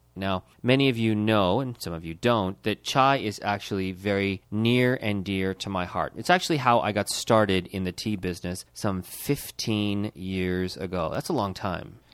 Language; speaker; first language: English; early bilingual, other home language; Gujarati